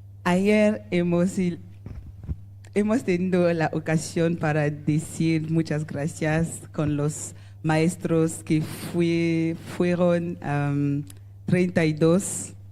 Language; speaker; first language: Spanish; non-native, learner; French